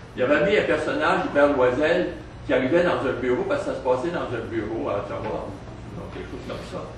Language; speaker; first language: French; native; French